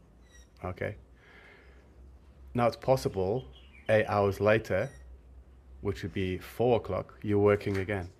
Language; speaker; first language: English; native; English